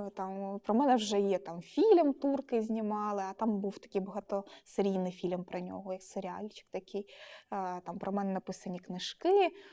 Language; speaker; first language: Ukrainian; non-native, local second language; Russian